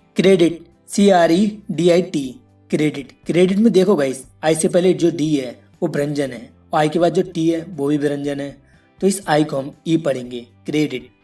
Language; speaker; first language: Hindi; native; Hindi